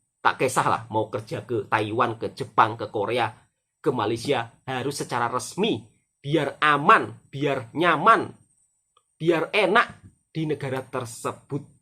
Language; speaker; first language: Indonesian; native; Indonesian